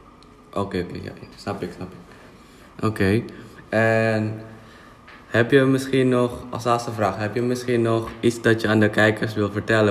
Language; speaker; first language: Dutch; non-native, fluent; Indonesian